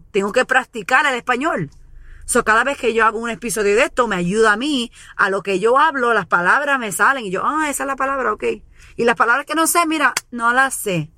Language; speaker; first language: Spanish; early bilingual, heritage; Spanish